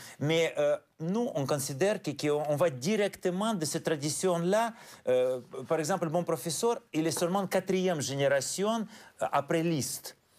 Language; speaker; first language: French; non-native, fluent; Russian